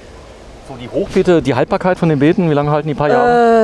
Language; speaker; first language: German; native; German